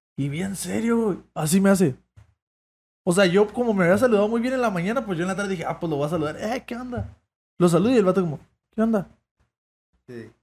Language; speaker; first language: Spanish; native; Spanish